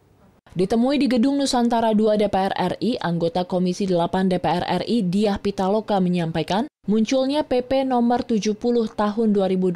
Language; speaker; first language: Indonesian; native; Indonesian